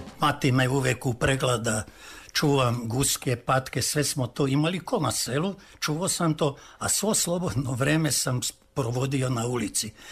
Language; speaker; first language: Serbian; native; Serbian